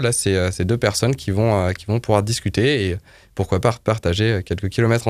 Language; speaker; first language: French; native; French